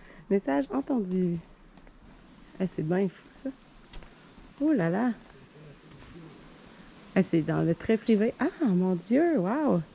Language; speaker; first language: French; native; French